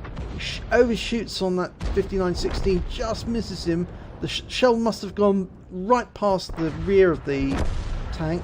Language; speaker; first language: English; native; English